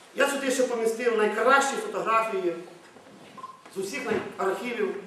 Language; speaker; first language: Ukrainian; native; Ukrainian